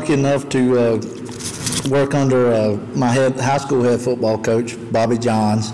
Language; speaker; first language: English; native; English